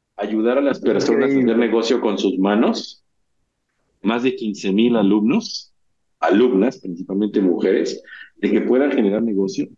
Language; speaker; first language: Spanish; native; Spanish